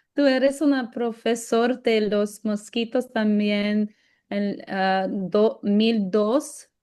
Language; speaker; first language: Spanish; non-native, learner; English